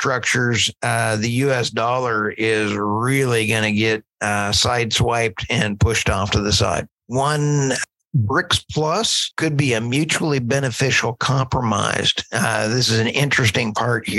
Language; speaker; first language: English; native; English